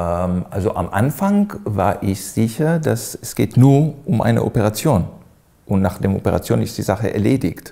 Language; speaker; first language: German; non-native, fluent; Hebrew